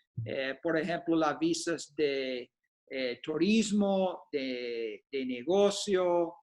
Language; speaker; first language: Spanish; non-native, fluent; English